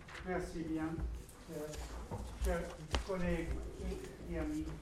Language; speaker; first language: French; non-native, fluent; German